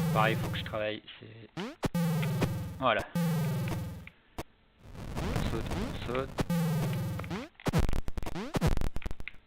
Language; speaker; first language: French; native; French